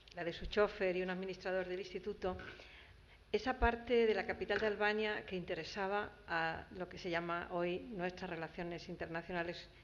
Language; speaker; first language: Spanish; native; Spanish